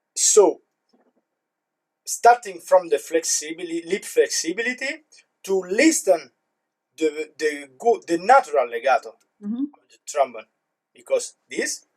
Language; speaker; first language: English; non-native, learner; Italian